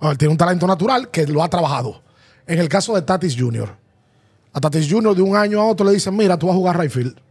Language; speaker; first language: Spanish; native; Spanish